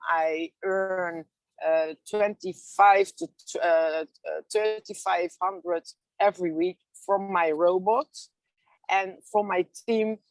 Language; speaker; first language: English; non-native, learner; Dutch